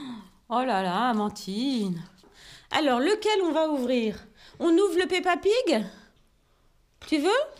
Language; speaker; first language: French; native; French